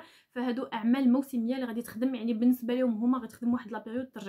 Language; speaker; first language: Arabic; native; Arabic